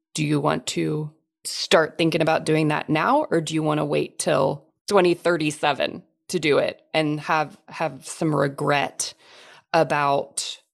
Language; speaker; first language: English; native; English